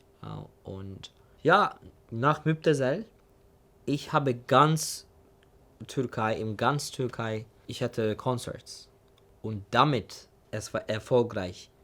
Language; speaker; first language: German; non-native, learner; Turkish